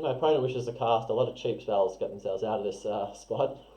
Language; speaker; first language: English; native; English